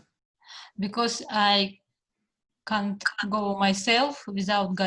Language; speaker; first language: English; non-native, fluent; Russian